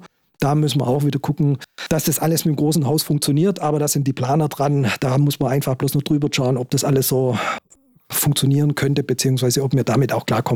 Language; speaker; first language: German; native; German